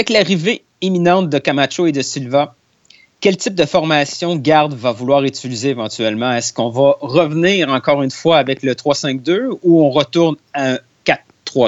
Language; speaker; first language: French; native; French